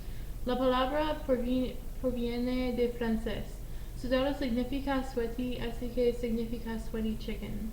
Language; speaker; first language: Spanish; non-native, learner; English